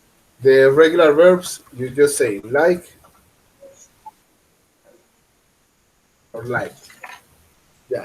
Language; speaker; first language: English; non-native, fluent; Spanish